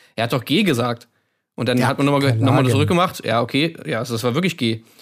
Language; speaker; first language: German; native; German